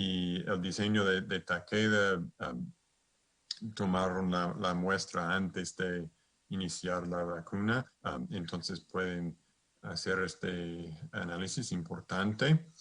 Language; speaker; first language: Spanish; non-native, fluent; English